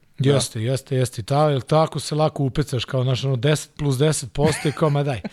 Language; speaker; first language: Serbian; non-native, local second language; Hungarian